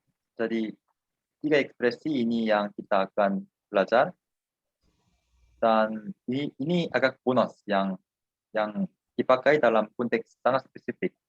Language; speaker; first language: Indonesian; non-native, fluent; Korean